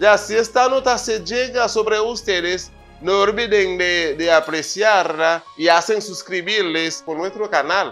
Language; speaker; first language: Spanish; non-native, fluent; Haitian Creole